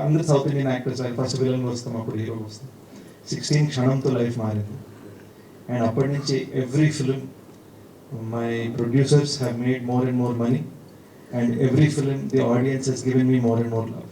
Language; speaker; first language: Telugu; early bilingual, heritage; Telugu